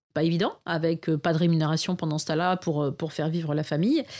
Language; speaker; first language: French; native; French